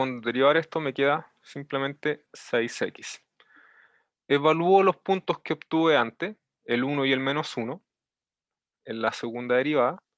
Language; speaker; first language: Spanish; native; Spanish